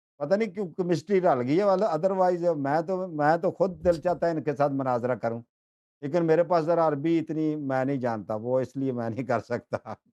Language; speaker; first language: Urdu; non-native, local second language; Punjabi